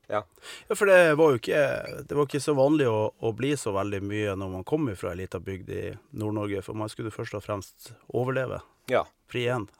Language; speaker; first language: Norwegian; native; Norwegian